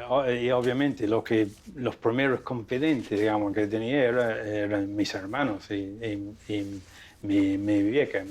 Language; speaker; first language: Spanish; non-native, fluent; English